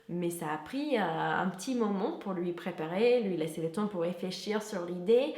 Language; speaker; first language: French; non-native, fluent; English